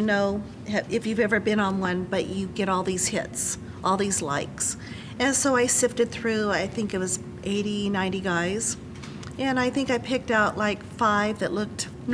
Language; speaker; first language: English; native; English